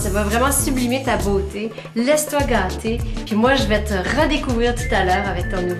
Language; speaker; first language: French; native; French